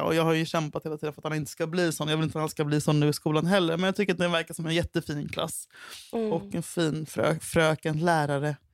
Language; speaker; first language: Swedish; native; Swedish